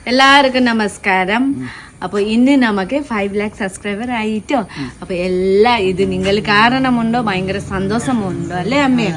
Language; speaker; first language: Malayalam; non-native, learner; Nepali